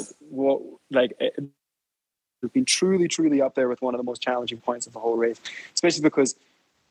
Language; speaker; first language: English; native; English